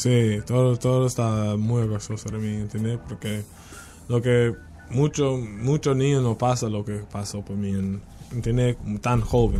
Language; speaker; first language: Spanish; non-native, learner; English